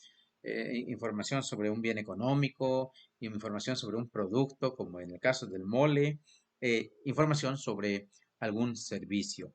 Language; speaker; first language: Spanish; native; Spanish